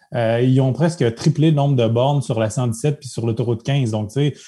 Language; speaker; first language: French; native; French